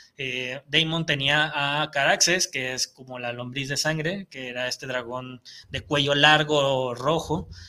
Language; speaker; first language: Spanish; native; Spanish